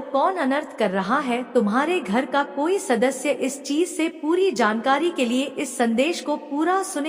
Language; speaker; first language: Hindi; native; Hindi